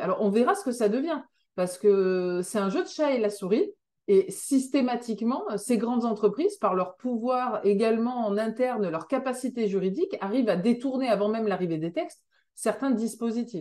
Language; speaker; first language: French; native; French